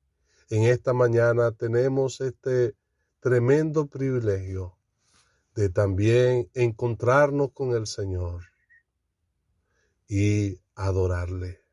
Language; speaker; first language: Spanish; native; Spanish